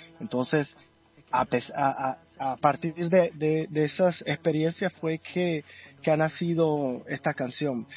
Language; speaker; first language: Spanish; native; Spanish